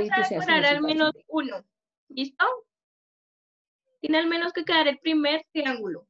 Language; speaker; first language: Spanish; native; Spanish